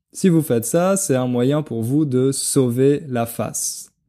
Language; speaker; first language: French; native; French